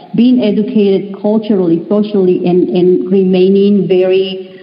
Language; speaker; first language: English; non-native, fluent; Spanish